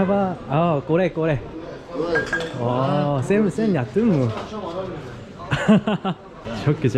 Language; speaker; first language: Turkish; non-native, learner; Korean